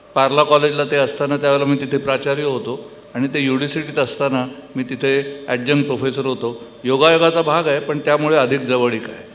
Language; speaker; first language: Marathi; native; Marathi